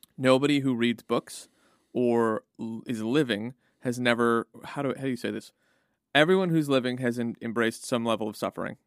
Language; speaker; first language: English; native; English